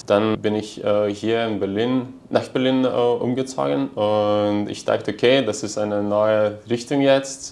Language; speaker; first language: German; non-native, learner; Lithuanian